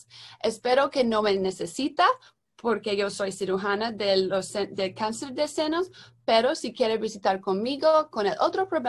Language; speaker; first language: Spanish; non-native, learner; English